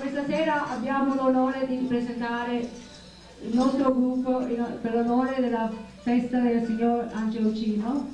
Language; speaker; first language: Italian; early bilingual, heritage; Italian